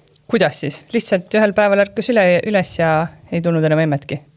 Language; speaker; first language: Estonian; native; Estonian